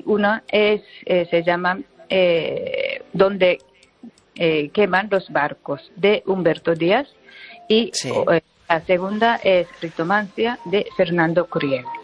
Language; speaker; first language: Spanish; non-native, fluent; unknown